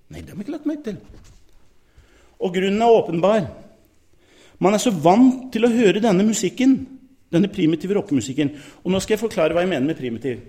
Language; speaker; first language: Norwegian; native; Norwegian